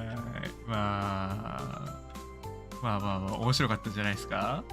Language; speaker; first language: Japanese; native; Japanese